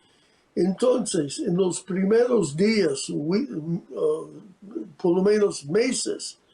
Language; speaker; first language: Spanish; non-native, fluent; English